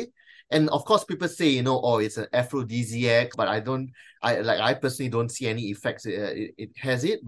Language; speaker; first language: English; non-native, local second language; Chinese